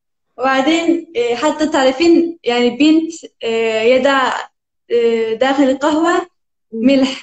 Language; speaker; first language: Arabic; non-native, learner; Turkish